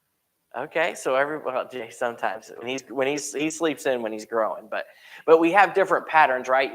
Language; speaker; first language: English; native; English